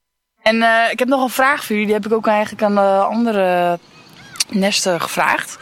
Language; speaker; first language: Dutch; native; Dutch